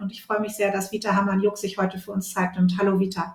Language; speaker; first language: German; native; German